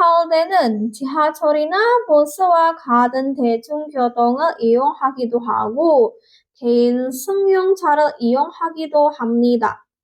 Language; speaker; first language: Korean; non-native, learner; Indonesian